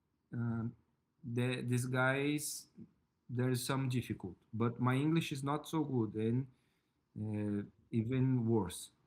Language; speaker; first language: English; non-native, learner; Portuguese